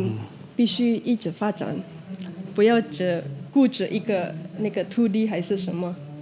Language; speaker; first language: Chinese; non-native, fluent; Indonesian